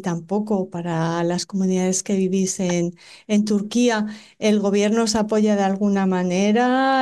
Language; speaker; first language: Spanish; native; Spanish